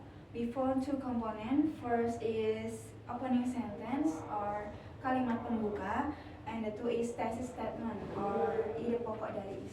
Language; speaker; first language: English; non-native, learner; Indonesian